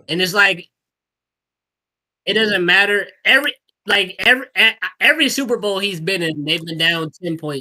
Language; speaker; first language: English; native; English